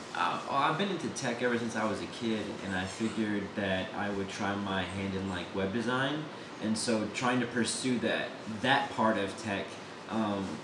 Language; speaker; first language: English; native; English